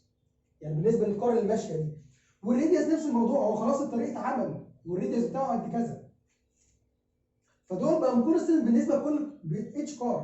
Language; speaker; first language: Arabic; native; Arabic